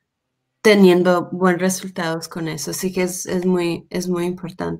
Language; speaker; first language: Spanish; non-native, fluent; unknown